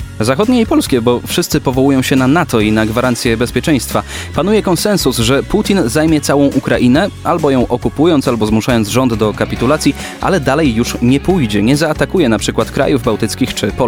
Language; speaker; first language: Polish; native; Polish